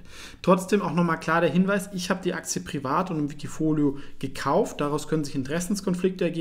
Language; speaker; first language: German; native; German